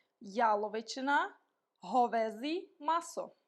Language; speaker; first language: Czech; non-native, learner; Ukrainian